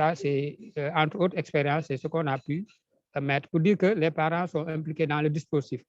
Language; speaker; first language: French; non-native, local second language; Wolof